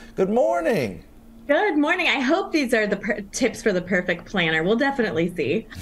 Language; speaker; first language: English; native; English